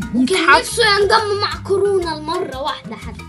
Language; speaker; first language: Arabic; native; Arabic